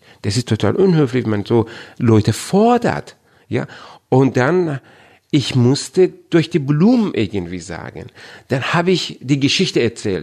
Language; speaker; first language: German; non-native, fluent; Persian